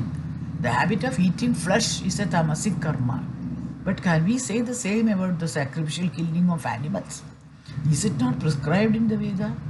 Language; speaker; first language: English; non-native, fluent; Malayalam